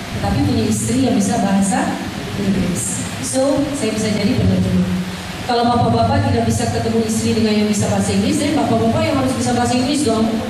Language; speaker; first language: Indonesian; non-native, fluent; English